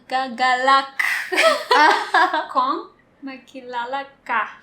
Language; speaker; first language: Filipino; non-native, learner; Russian